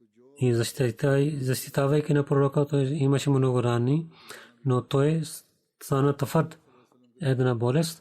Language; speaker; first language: Bulgarian; non-native, learner; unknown